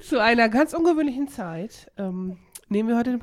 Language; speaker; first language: German; native; German